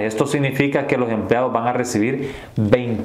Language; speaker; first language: Spanish; native; Spanish